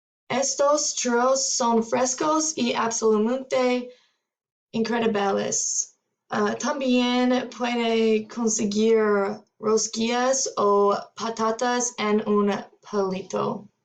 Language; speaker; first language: Spanish; non-native, learner; English